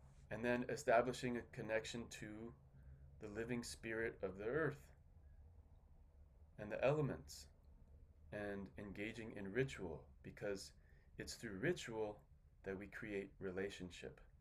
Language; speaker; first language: English; native; English